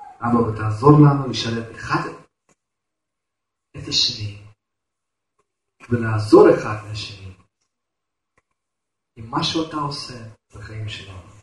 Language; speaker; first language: Hebrew; non-native, fluent; Russian